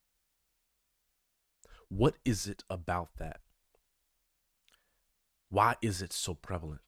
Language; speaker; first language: English; native; English